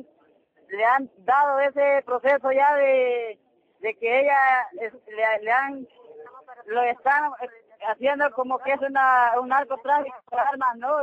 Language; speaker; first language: Spanish; native; Spanish